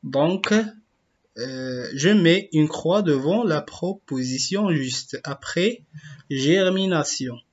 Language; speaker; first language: French; non-native, local second language; Arabic